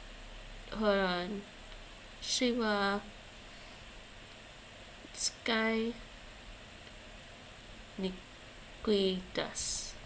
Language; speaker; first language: Japanese; non-native, learner; English